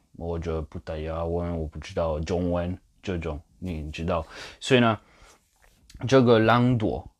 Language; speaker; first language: Chinese; non-native, fluent; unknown